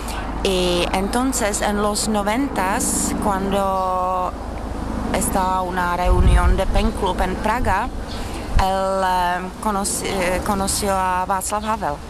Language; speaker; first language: Spanish; non-native, fluent; Czech